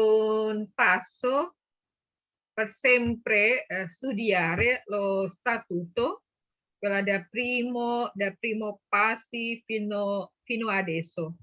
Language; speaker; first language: Italian; non-native, learner; Indonesian